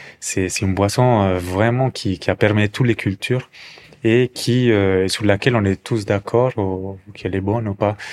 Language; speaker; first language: French; non-native, fluent; Spanish